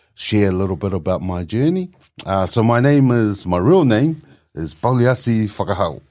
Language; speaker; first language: English; native; English